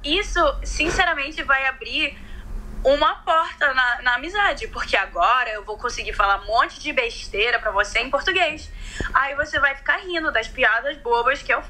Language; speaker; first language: Portuguese; early bilingual, heritage; Portuguese